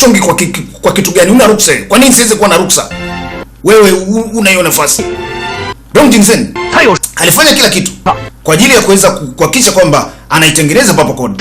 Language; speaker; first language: Swahili; native; Swahili